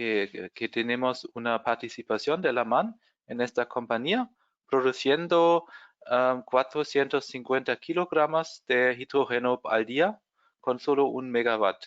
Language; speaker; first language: Spanish; non-native, fluent; German